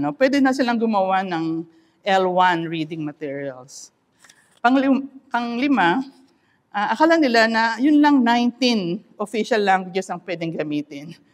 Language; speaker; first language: Filipino; non-native, local second language; Iloko